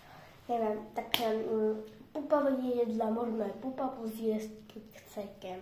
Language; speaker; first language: Slovak; non-native, local second language; Romany